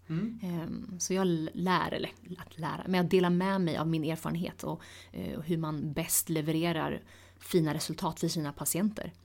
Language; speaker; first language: Swedish; early bilingual, other home language; Tigrinya